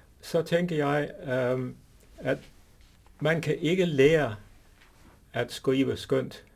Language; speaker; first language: Danish; non-native, fluent; English